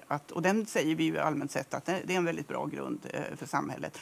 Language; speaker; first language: Swedish; native; Swedish